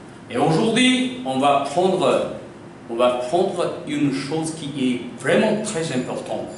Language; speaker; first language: French; non-native, fluent; Hindi